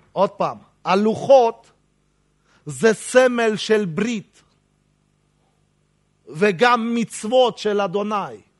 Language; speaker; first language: Hebrew; non-native, fluent; Russian